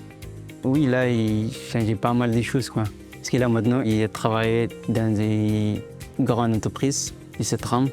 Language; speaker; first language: French; non-native, learner; Arabic